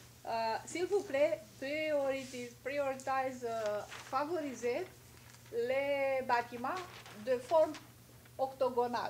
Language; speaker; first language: French; non-native, fluent; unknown